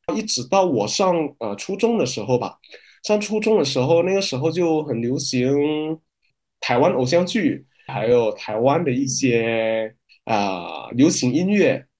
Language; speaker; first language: Chinese; non-native, fluent; Min Nan Chinese